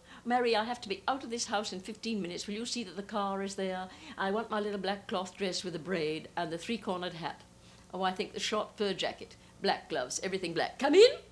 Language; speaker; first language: English; native; English